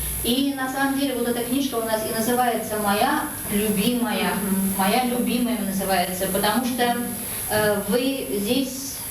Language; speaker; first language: Russian; non-native, local second language; Bashkir